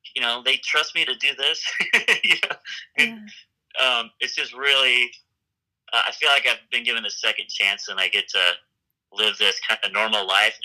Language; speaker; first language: English; native; English